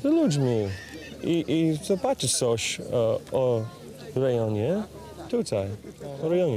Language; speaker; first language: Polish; non-native, learner; English